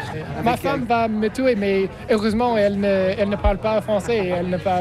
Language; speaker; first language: French; non-native, fluent; English